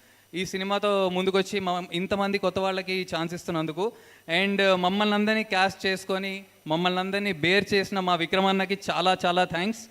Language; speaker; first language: Telugu; native; Telugu